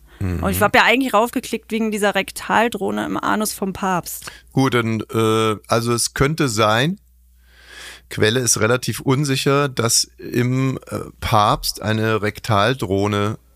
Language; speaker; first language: German; native; German